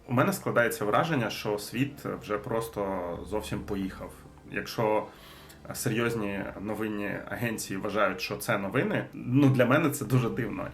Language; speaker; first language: Ukrainian; non-native, local second language; Russian